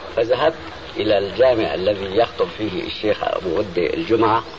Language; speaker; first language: Arabic; native; Arabic